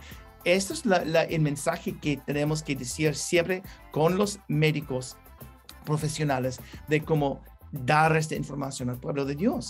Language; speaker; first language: Spanish; non-native, learner; English